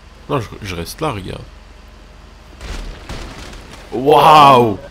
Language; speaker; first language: French; native; French